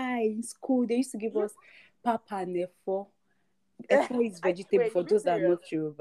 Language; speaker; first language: English; non-native, local second language; Yoruba